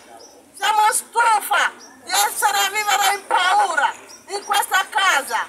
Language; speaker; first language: Italian; non-native, learner; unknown